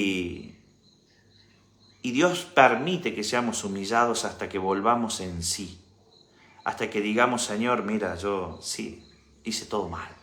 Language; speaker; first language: Spanish; native; Spanish